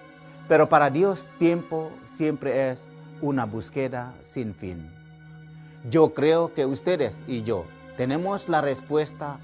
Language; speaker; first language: Spanish; non-native, fluent; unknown